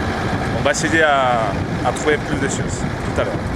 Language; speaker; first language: French; non-native, fluent; Spanish